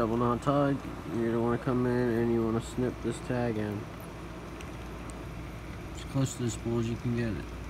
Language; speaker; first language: English; native; English